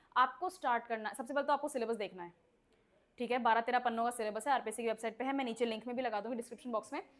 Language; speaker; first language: Hindi; native; Hindi